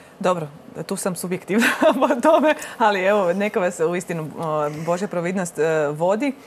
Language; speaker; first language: Croatian; native; Croatian